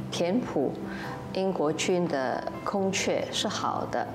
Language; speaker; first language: Chinese; non-native, local second language; English